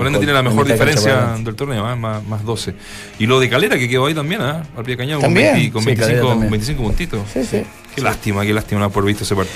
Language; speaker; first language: Spanish; native; Spanish